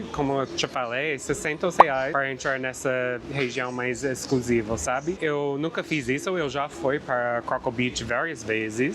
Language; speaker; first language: Portuguese; non-native, fluent; English